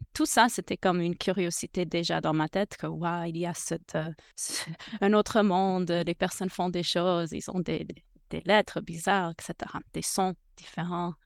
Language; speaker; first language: French; non-native, fluent; English